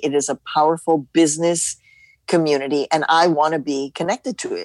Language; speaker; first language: English; early bilingual, other home language; Spanish